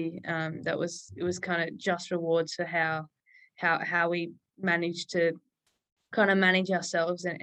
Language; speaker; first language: English; native; English